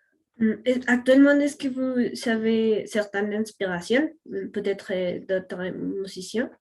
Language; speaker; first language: French; non-native, fluent; Spanish